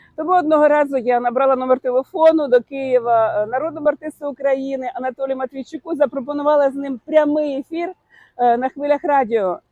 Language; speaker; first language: Ukrainian; native; Ukrainian